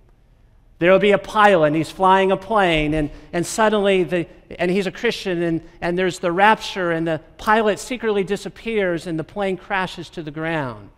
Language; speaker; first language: English; native; English